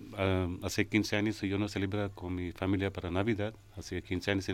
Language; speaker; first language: Spanish; non-native, learner; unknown